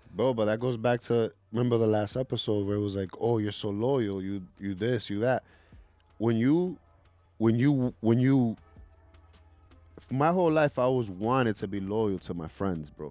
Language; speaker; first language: English; early bilingual, other home language; Spanish